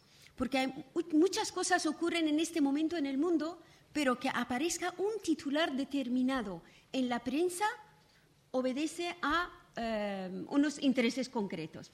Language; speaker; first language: Spanish; non-native, fluent; Persian